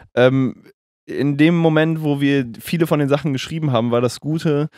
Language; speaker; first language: German; native; German